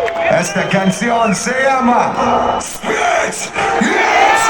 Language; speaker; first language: Spanish; non-native, learner; English